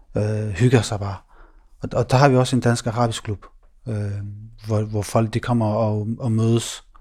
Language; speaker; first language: Danish; early bilingual, other home language; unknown